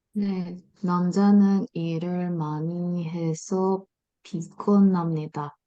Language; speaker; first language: Korean; non-native, learner; Indonesian